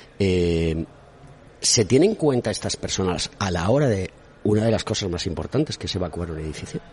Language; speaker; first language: Spanish; native; Spanish